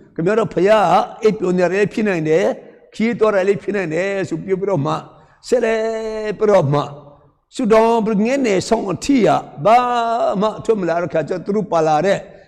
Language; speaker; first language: Burmese; non-native, local second language; Hakha Chin